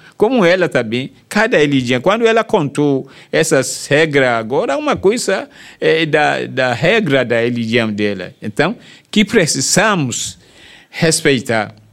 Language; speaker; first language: Portuguese; non-native, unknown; Yoruba